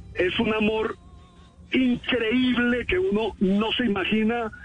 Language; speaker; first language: Spanish; native; Spanish